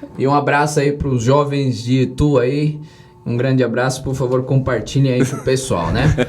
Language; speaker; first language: Portuguese; early bilingual, other home language; Spanish